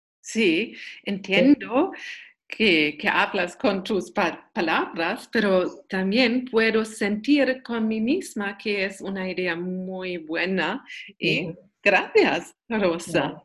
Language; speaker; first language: Spanish; non-native, learner; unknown